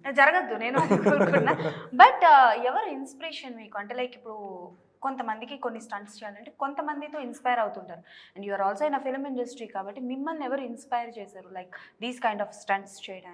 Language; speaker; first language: Telugu; native; Telugu